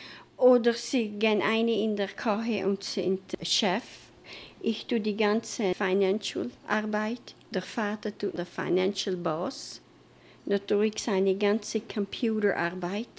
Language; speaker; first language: German; early bilingual, heritage; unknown